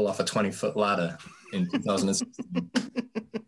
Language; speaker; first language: English; native; English